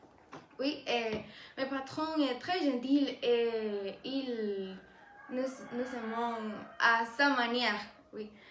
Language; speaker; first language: French; non-native, learner; Spanish